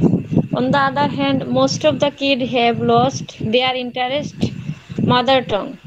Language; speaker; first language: English; non-native, learner; Bangla